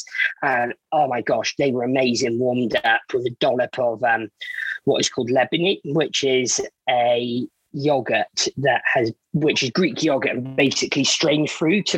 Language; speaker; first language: English; native; English